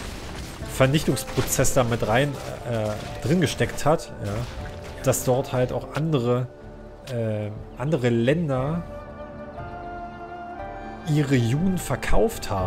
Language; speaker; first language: German; native; German